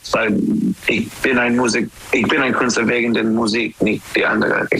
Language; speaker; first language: German; non-native, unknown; English